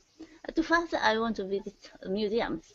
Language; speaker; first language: English; non-native, learner; Japanese